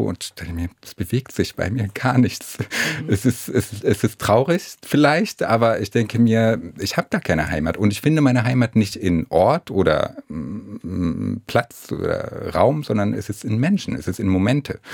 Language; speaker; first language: German; non-native, fluent; Arabic